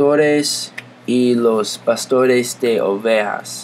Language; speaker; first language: Spanish; non-native, learner; English